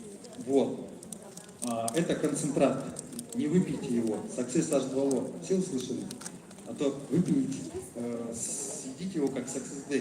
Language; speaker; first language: Russian; native; Russian